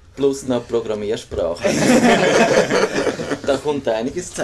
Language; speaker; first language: German; native; German